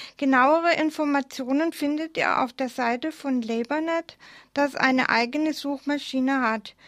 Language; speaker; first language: German; native; German